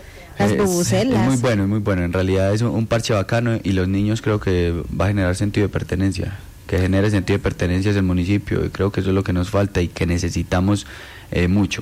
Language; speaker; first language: Spanish; native; Spanish